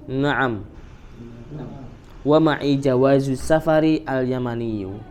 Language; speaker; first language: Arabic; non-native, fluent; Indonesian